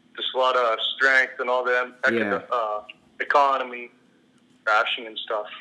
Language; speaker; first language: English; native; English